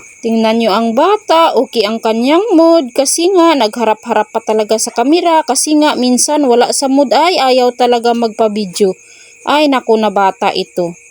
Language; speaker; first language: Filipino; non-native, local second language; Cebuano